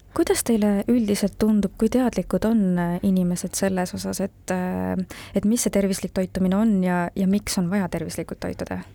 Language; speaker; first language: Estonian; native; Estonian